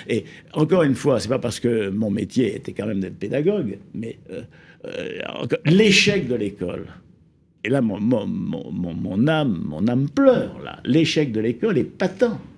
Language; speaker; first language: French; native; French